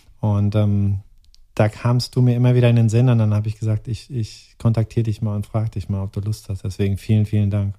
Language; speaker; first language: German; native; German